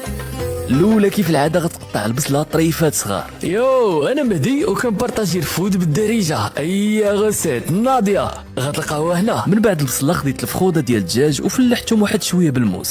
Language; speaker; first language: Arabic; native; Arabic